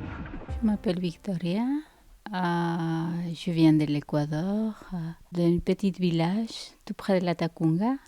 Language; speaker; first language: French; non-native, fluent; Spanish